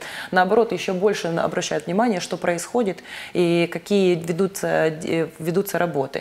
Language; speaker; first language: Russian; native; Russian